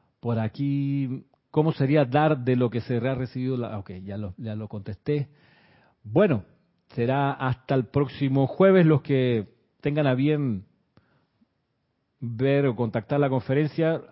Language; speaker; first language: Spanish; native; Spanish